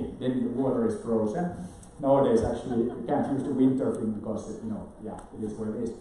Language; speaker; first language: English; non-native, fluent; Finnish